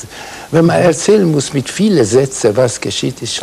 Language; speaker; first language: German; non-native, fluent; Hungarian